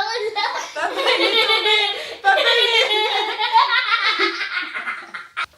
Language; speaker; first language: French; native; French